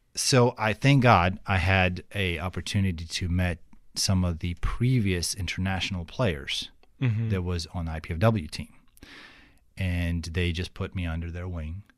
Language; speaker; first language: English; non-native, fluent; Ukrainian